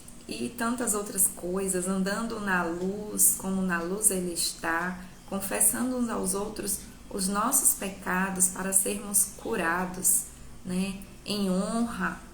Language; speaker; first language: Portuguese; native; Portuguese